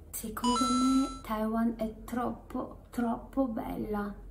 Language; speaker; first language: Italian; non-native, fluent; Chinese